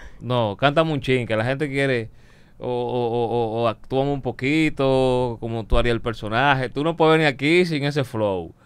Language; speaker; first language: Spanish; native; Spanish